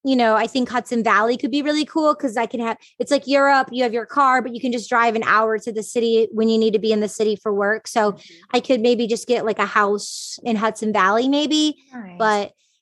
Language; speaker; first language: English; native; English